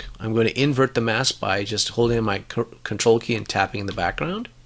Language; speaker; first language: English; native; English